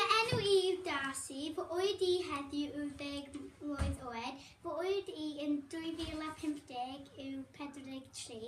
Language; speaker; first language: Welsh; non-native, local second language; English